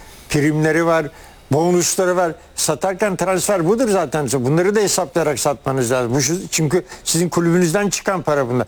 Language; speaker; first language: Turkish; native; Turkish